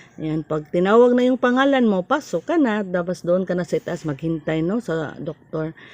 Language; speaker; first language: Filipino; non-native, local second language; Cebuano